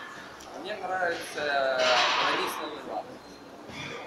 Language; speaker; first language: Russian; native; Russian